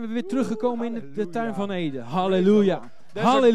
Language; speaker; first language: Dutch; native; Dutch